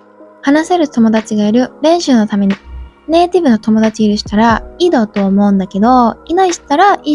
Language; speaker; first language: Japanese; non-native, learner; Indonesian